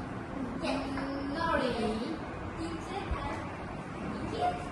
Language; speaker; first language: English; non-native, learner; Malay